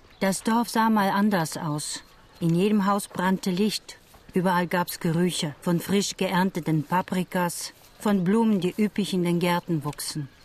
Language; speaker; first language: German; non-native, fluent; Bulgarian